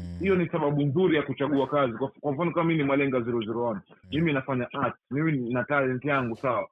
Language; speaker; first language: Swahili; native; Swahili